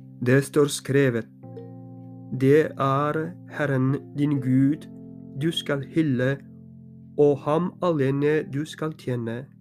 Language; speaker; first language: Norwegian; non-native, fluent; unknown